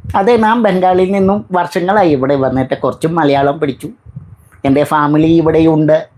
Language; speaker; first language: Malayalam; non-native, learner; Bangla